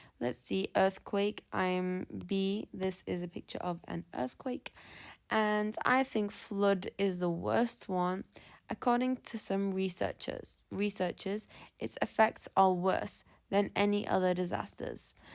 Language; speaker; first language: English; non-native, fluent; Turkish